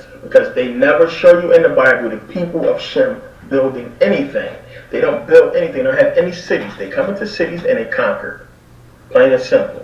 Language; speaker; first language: English; native; English